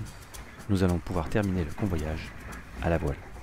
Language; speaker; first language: French; native; French